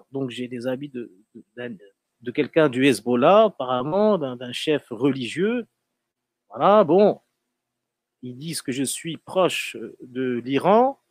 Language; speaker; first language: French; non-native, local second language; Arabic